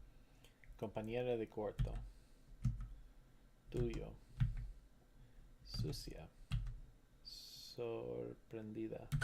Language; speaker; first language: Spanish; non-native, learner; English